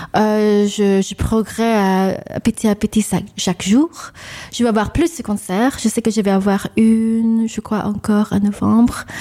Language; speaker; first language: French; non-native, learner; English